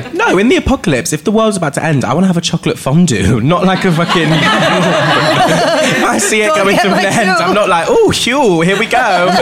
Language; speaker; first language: English; early bilingual, other home language; Filipino